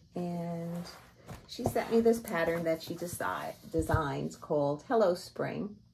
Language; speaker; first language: English; native; English